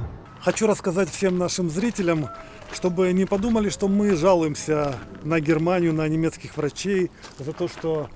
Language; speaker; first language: Russian; native; Russian